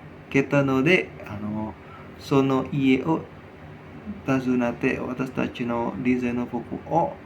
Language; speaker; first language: Japanese; non-native, learner; Indonesian